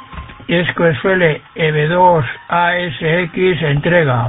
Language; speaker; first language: Spanish; native; Spanish